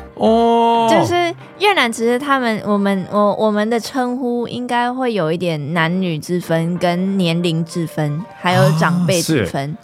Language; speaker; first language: Chinese; non-native, fluent; Vietnamese